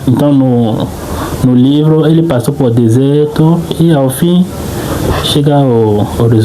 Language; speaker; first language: Portuguese; non-native, fluent; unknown